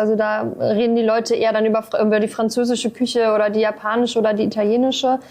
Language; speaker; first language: German; native; German